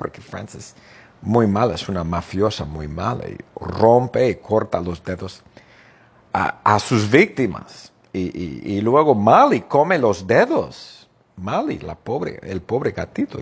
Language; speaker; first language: Spanish; non-native, fluent; English